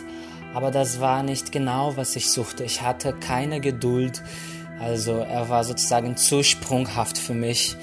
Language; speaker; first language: German; non-native, fluent; Portuguese